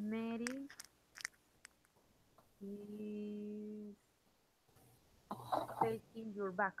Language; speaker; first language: English; non-native, learner; Spanish